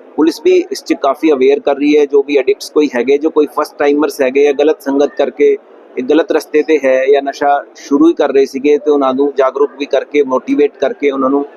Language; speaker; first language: Hindi; non-native, local second language; Punjabi